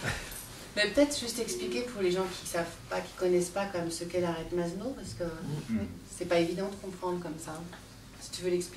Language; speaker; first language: French; native; French